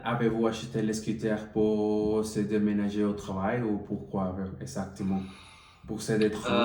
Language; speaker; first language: French; non-native, learner; Spanish